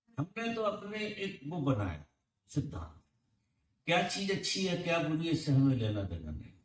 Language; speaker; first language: Hindi; native; Hindi